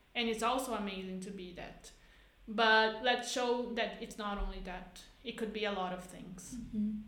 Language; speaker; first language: English; non-native, fluent; Portuguese